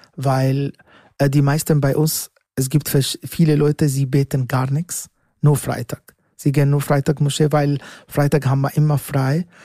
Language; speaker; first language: German; non-native, learner; Arabic